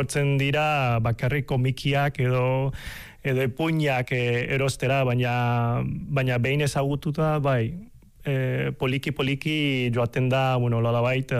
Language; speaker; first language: Basque; non-native, fluent; Cantonese